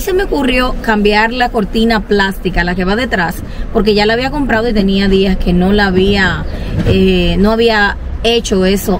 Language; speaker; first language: Spanish; native; Spanish